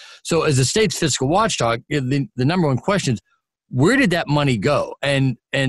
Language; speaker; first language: English; native; English